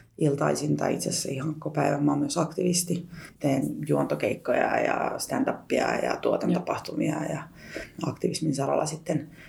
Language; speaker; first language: Finnish; early bilingual, other home language; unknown